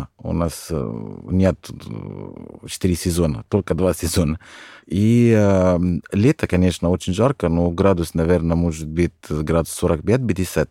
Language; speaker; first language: Russian; non-native, fluent; Arabic